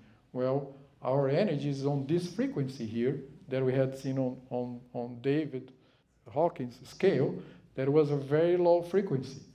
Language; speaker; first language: English; non-native, fluent; Portuguese